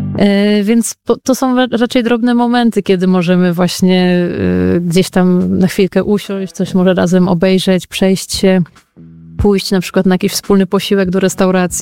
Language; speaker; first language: Polish; native; Polish